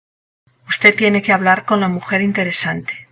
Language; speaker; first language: Spanish; non-native, learner; English